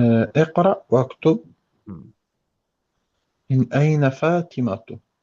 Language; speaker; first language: Arabic; non-native, learner; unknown